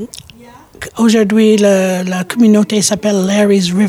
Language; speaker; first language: French; native; French